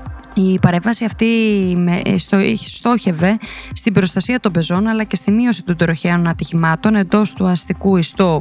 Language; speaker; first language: Greek; native; Greek